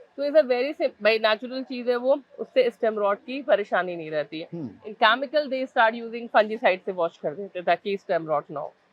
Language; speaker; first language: Hindi; native; Hindi